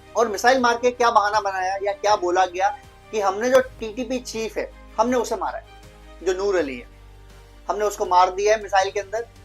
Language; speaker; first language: Hindi; native; Hindi